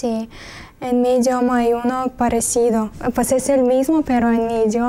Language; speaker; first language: Spanish; non-native, learner; Russian